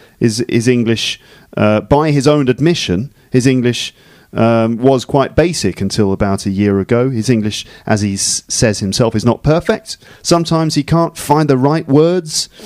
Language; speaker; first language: English; native; English